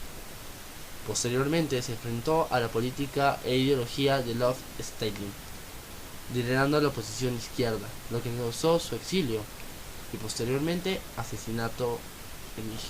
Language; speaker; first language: Spanish; native; Spanish